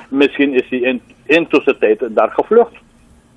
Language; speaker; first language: Dutch; non-native, local second language; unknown